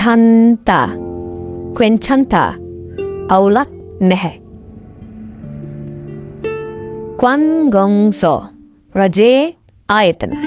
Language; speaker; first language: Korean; non-native, fluent; Sinhala